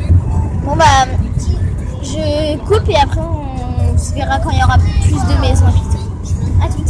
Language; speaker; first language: French; native; French